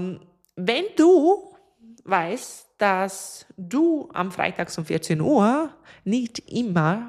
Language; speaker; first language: German; non-native, fluent; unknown